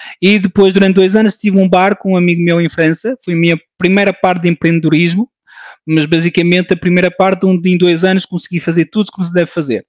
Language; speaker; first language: Portuguese; early bilingual, heritage; Portuguese